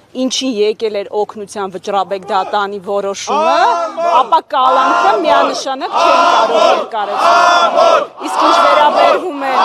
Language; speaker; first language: Armenian; native; Armenian